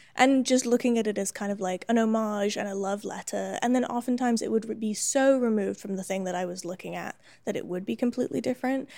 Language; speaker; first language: English; native; English